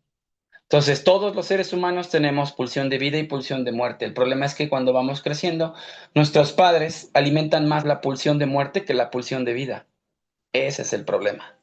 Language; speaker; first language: Spanish; native; Spanish